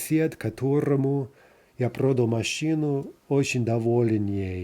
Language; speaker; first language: Russian; non-native, fluent; English